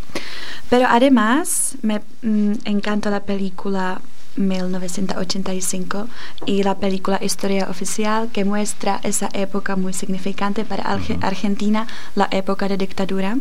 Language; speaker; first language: Spanish; non-native, fluent; Czech